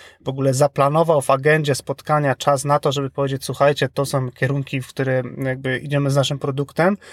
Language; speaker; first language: Polish; native; Polish